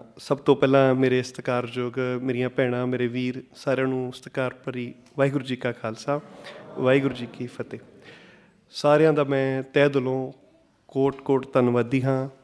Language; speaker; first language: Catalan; non-native, fluent; Punjabi